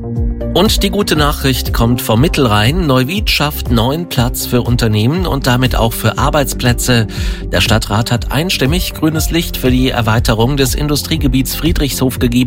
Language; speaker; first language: German; native; German